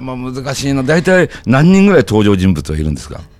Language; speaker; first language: Japanese; native; Japanese